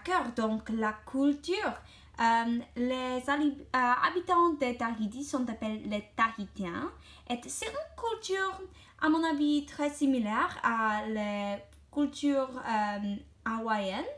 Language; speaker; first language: French; non-native, learner; English